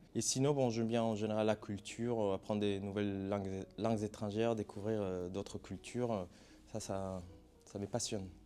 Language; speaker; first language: French; non-native, fluent; Spanish